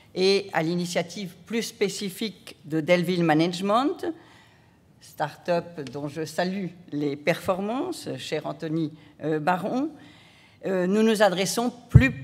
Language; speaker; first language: French; native; French